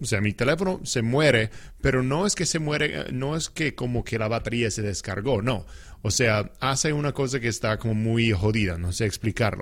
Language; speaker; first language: Spanish; non-native, fluent; English